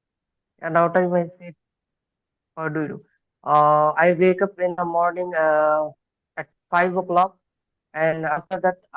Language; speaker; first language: English; non-native, learner; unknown